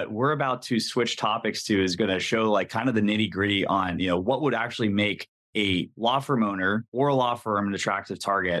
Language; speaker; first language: English; native; English